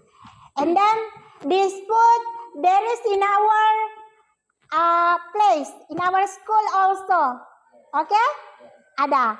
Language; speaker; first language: English; non-native, learner; Indonesian